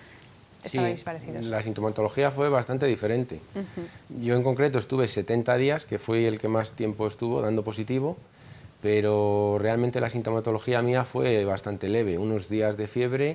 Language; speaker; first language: Spanish; native; Spanish